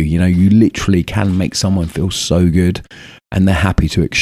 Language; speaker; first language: English; native; English